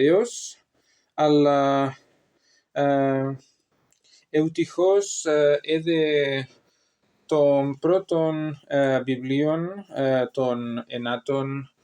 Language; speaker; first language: Greek; non-native, learner; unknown